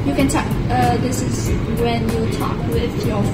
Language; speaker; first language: English; non-native, learner; Vietnamese